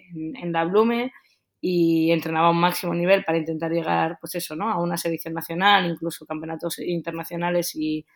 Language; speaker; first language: Spanish; native; Spanish